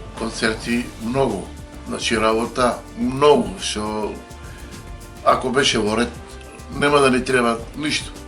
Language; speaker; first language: Macedonian; non-native, local second language; Romany